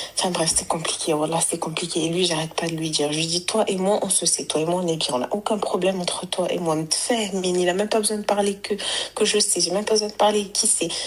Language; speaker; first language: French; early bilingual, other home language; Arabic